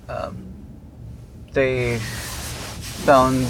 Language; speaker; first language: English; non-native, local second language; Urdu